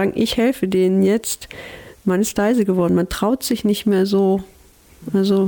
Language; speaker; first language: German; native; German